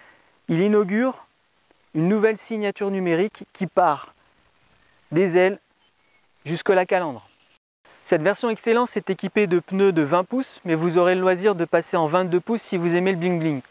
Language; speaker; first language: French; native; French